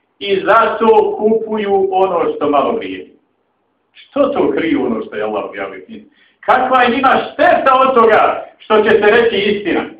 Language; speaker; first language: Bosnian; native; Bosnian